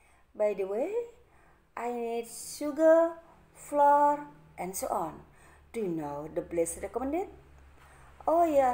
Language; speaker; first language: English; non-native, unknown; Indonesian